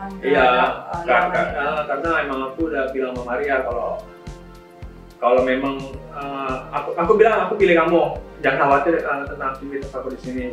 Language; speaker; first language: Indonesian; native; Indonesian